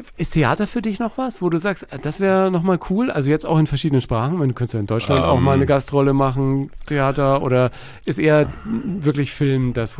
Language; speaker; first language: German; native; German